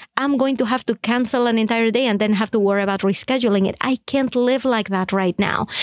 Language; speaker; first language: English; non-native, fluent; Spanish